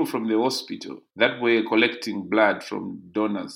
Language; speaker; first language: English; non-native, local second language; Bemba